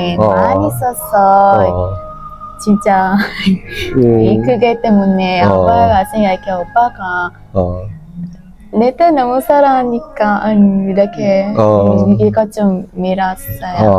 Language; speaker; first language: Korean; non-native, learner; Hmong